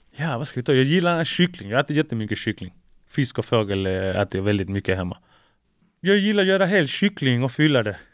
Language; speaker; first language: Swedish; early bilingual, other home language; Spanish